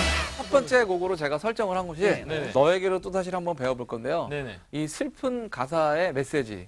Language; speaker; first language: Korean; native; Korean